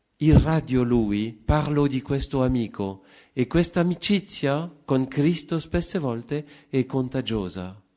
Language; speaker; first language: Italian; non-native, fluent; French